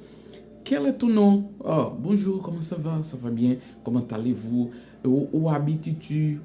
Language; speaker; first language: French; non-native, local second language; Haitian Creole